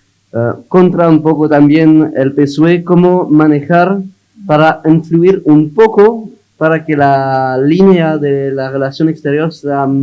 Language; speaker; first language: Spanish; non-native, learner; French